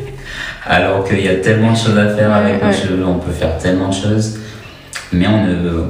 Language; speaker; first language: French; native; French